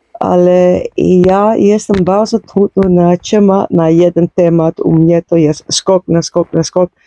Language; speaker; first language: Polish; non-native, learner; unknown